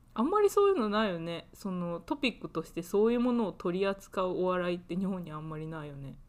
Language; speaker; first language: Japanese; native; Japanese